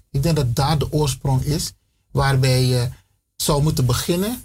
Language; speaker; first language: Dutch; non-native, local second language; Sranan Tongo